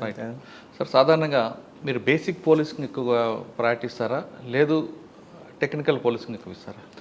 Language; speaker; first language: Telugu; native; Telugu